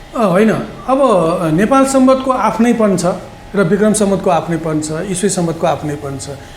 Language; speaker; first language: Nepali; non-native, local second language; Newari